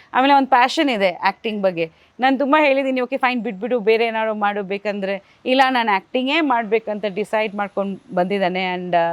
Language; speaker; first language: Kannada; non-native, fluent; Bangla